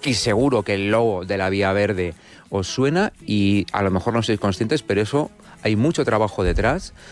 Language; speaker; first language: Spanish; native; Spanish